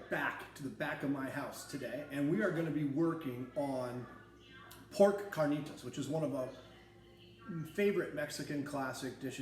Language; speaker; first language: English; native; English